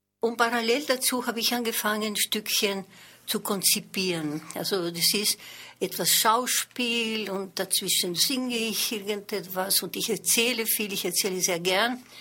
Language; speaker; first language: German; non-native, fluent; French